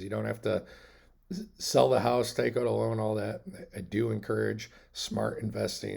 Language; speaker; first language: English; native; English